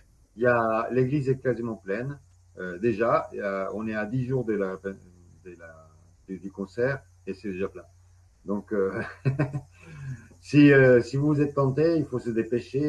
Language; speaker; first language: French; non-native, fluent; Spanish